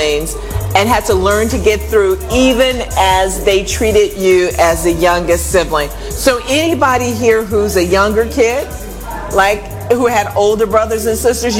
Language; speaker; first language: English; native; English